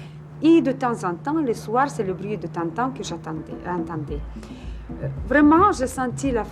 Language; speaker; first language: French; non-native, fluent; Russian